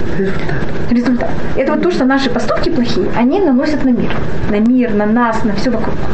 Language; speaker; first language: Russian; early bilingual, heritage; Russian